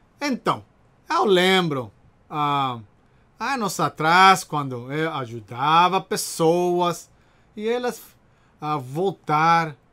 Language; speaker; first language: Portuguese; non-native, learner; Spanish